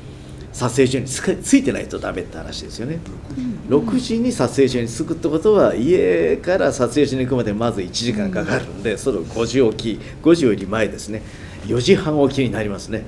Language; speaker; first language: Japanese; native; Japanese